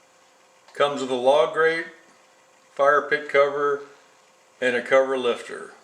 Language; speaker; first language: English; native; English